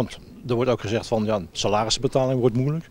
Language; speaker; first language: Dutch; native; Dutch